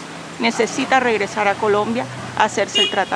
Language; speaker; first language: Spanish; native; Spanish